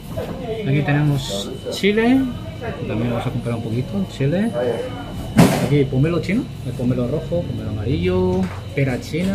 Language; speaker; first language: Spanish; non-native, fluent; Chinese